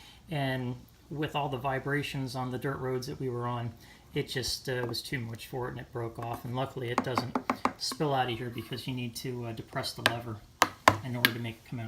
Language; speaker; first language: English; native; English